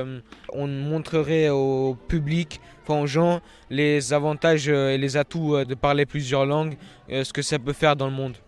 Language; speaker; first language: French; early bilingual, other home language; Hungarian